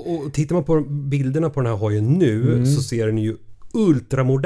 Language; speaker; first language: Swedish; native; Swedish